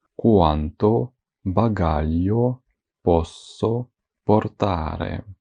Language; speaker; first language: Italian; non-native, fluent; Ukrainian